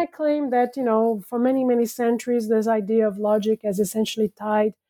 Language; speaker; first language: English; non-native, fluent; Portuguese